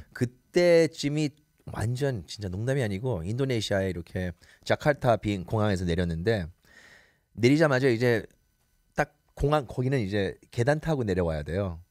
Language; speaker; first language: Korean; early bilingual, heritage; Korean